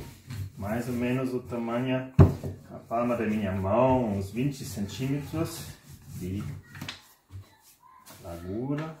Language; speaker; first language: Portuguese; non-native, fluent; German